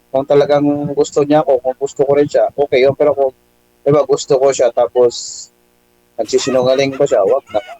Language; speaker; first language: Filipino; native; Filipino